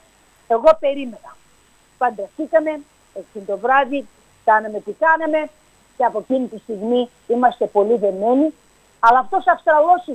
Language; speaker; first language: Greek; early bilingual, heritage; English